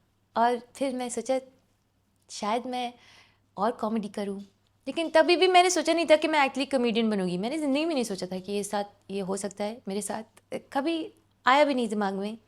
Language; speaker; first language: Hindi; non-native, local second language; English